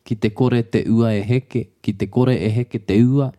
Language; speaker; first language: Māori; non-native, local second language; English